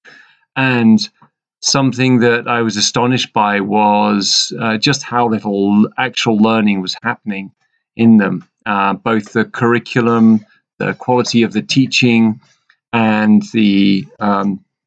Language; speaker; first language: English; native; English